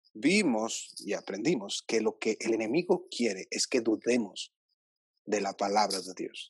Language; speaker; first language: Spanish; native; Spanish